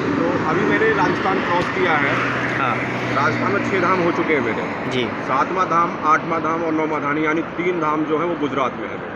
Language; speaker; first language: Hindi; native; Hindi